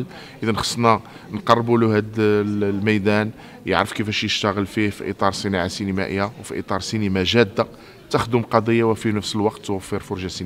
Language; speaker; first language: Arabic; native; Arabic